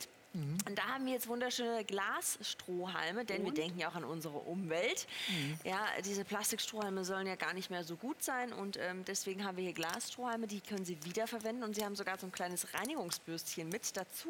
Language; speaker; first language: German; native; German